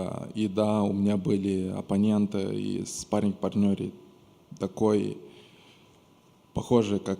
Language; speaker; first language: Russian; non-native, local second language; Romanian